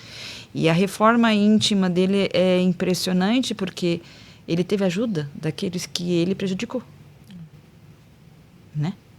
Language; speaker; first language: Portuguese; native; Portuguese